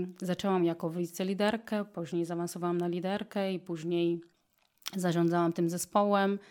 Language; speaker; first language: Polish; non-native, fluent; Portuguese